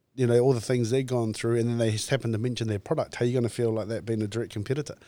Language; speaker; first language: English; native; English